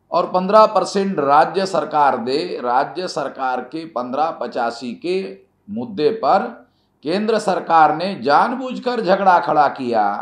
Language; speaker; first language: Hindi; non-native, local second language; Marathi